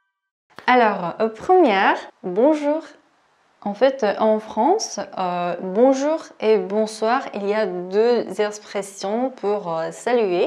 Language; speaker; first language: French; non-native, learner; Korean